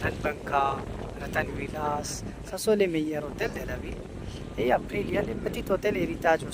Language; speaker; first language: French; non-native, learner; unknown